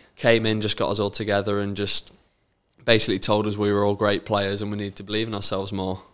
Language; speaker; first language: English; native; English